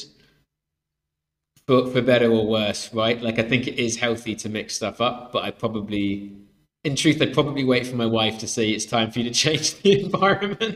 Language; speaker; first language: English; native; English